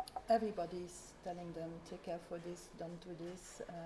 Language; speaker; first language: English; non-native, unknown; French